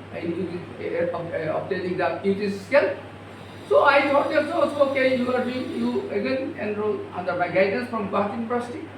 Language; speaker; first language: English; non-native, local second language; Assamese